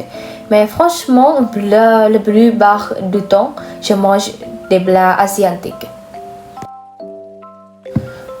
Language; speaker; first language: French; non-native, fluent; Vietnamese